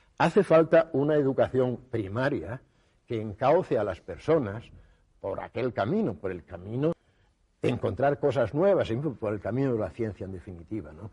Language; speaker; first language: Spanish; native; Spanish